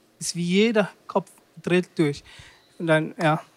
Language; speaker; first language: German; non-native, learner; Swahili